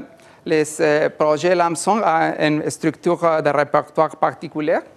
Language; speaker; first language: French; non-native, learner; Spanish